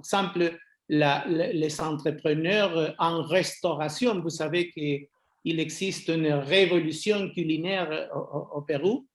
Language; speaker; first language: French; non-native, fluent; Spanish